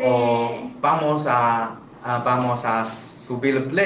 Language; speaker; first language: Spanish; non-native, learner; Chinese